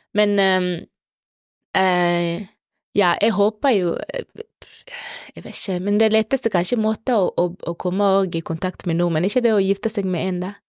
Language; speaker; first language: Norwegian; non-native, fluent; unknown